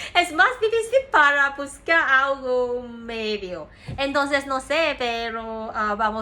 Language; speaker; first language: Spanish; non-native, learner; Cantonese